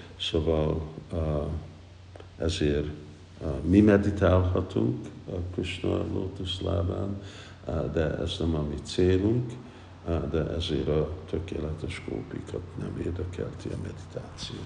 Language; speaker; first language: Hungarian; early bilingual, heritage; Hungarian